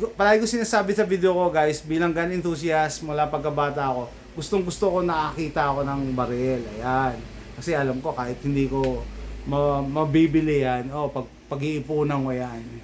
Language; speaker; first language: Filipino; native; Filipino